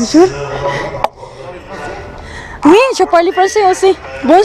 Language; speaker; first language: French; non-native, learner; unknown